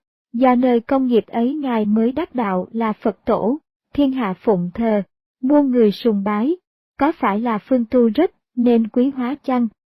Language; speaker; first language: Vietnamese; native; Vietnamese